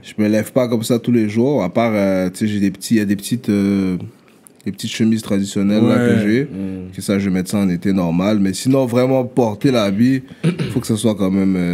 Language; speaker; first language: French; native; French